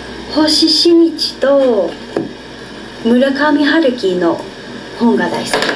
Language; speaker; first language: Japanese; non-native, learner; English